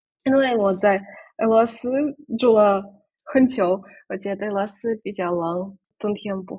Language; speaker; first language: Chinese; non-native, fluent; Russian